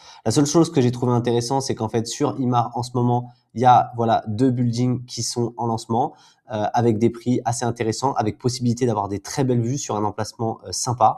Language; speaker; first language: French; native; French